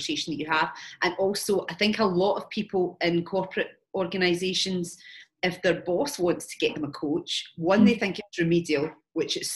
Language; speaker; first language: English; native; English